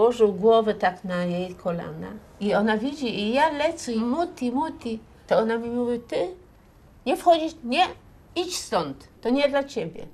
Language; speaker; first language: Polish; early bilingual, heritage; Polish